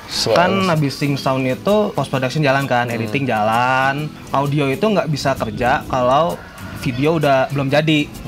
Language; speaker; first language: Indonesian; native; Indonesian